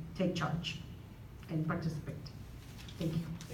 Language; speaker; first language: English; non-native, fluent; Spanish